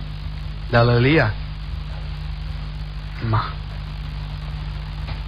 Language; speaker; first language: Italian; non-native, fluent; English